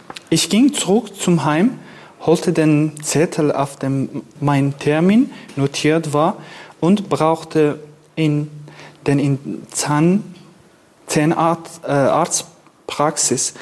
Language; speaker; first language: German; non-native, fluent; Kurdish